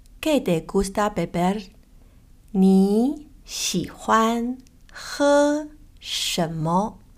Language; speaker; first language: Spanish; non-native, fluent; Chinese